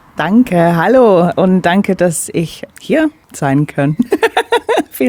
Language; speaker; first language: German; non-native, fluent; English